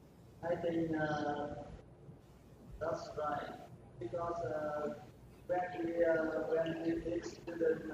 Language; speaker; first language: English; non-native, learner; Vietnamese